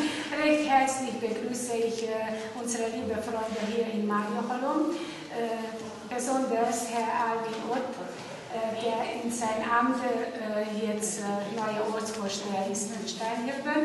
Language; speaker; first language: German; non-native, fluent; Hungarian